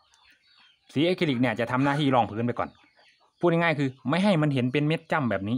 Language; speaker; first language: Thai; native; Thai